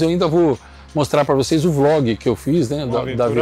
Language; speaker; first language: Portuguese; native; Portuguese